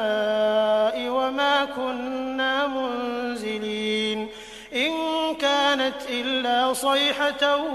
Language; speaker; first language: Arabic; native; Arabic